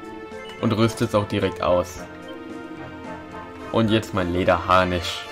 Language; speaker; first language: German; native; German